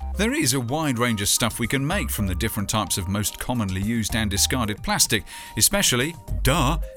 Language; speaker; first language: English; native; English